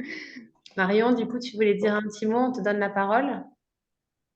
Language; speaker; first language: French; native; French